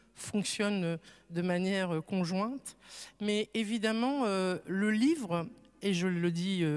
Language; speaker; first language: French; native; French